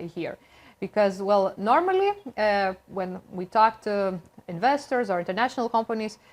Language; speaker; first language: English; non-native, fluent; Lithuanian